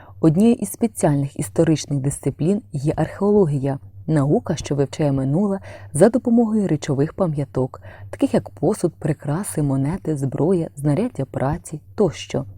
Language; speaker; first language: Ukrainian; native; Ukrainian